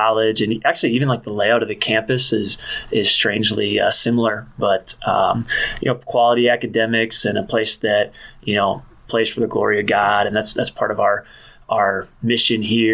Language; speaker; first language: English; native; English